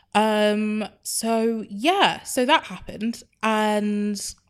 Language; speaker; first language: English; native; English